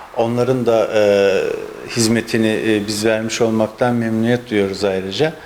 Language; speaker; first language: Turkish; early bilingual, heritage; Turkish